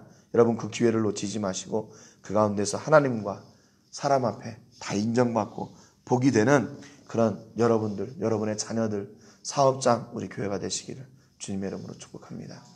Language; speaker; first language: Korean; native; Korean